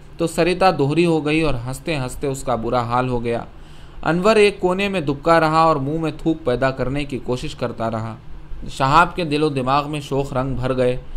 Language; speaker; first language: Urdu; native; Urdu